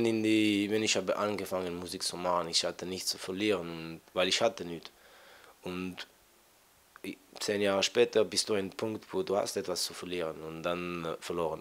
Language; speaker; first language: German; non-native, fluent; French